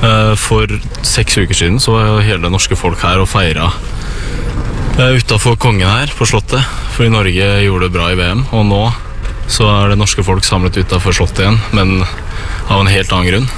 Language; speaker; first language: Norwegian; native; Norwegian